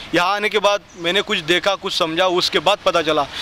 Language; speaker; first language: Hindi; non-native, local second language; Marathi